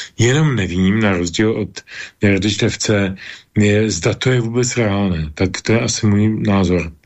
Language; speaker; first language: Czech; native; Czech